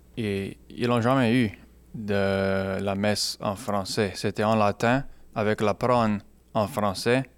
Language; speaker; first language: French; non-native, local second language; English